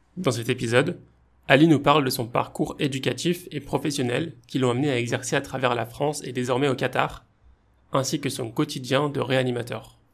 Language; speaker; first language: French; native; French